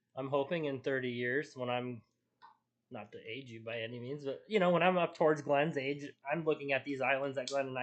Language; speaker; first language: English; native; English